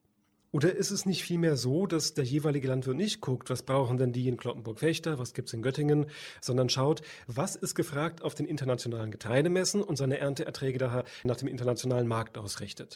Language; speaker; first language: German; native; German